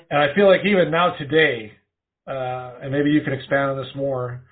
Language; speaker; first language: English; native; English